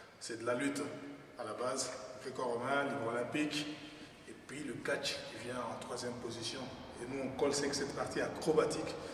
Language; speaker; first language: French; non-native, local second language; Lingala